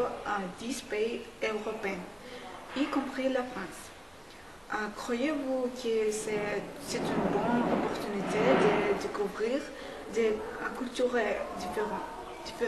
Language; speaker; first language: French; non-native, learner; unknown